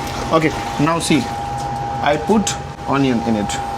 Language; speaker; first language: English; non-native, local second language; Hindi